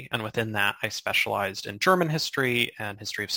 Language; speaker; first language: English; native; English